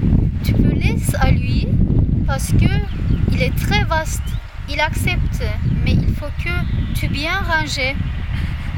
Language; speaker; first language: French; non-native, learner; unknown